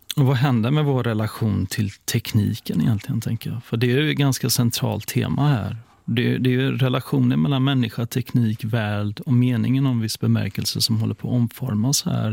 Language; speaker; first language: Swedish; native; Swedish